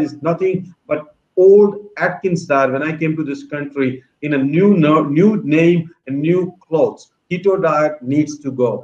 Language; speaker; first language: English; non-native, local second language; Gujarati